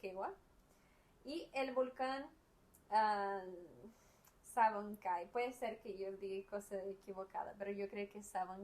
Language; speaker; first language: Spanish; non-native, fluent; Portuguese